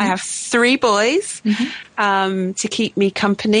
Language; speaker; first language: English; native; English